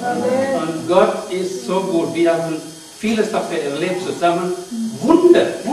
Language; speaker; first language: German; non-native, learner; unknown